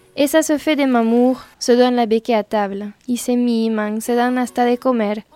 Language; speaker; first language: Spanish; non-native, fluent; French